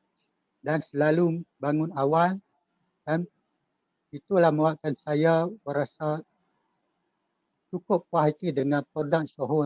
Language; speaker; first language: Malay; native; Malay